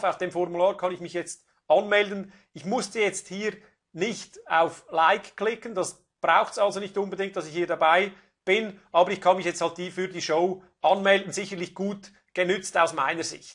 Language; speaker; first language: German; native; German